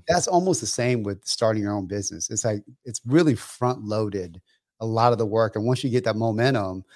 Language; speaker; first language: English; early bilingual, other home language; Vietnamese